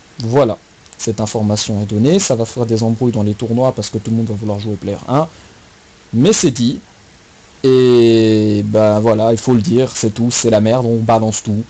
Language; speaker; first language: French; native; French